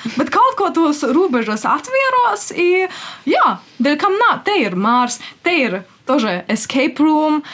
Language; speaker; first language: Latvian; native; Latvian